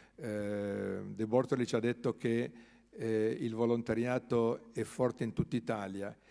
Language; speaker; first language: Italian; native; Italian